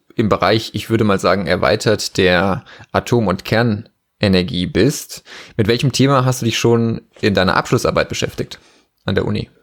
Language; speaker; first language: German; native; German